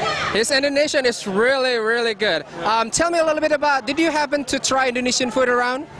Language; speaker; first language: English; non-native, fluent; Indonesian